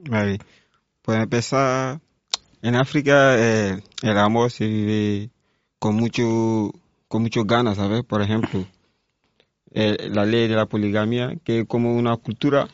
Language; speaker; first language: Spanish; non-native, learner; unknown